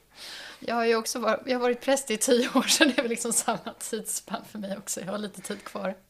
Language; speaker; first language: Swedish; native; Swedish